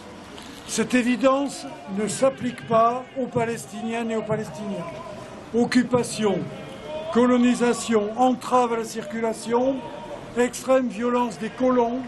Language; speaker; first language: French; native; French